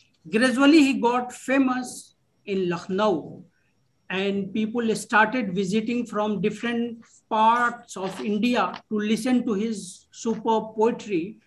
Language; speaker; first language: English; non-native, local second language; Urdu